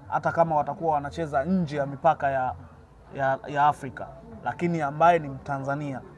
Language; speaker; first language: Swahili; native; Swahili